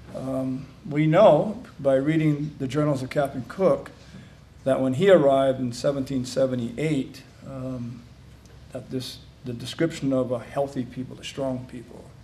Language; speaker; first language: English; native; English